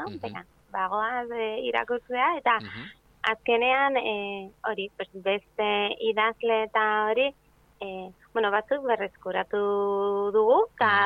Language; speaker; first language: Basque; non-native, fluent; Spanish